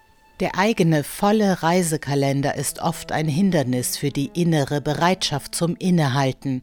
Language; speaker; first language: German; native; German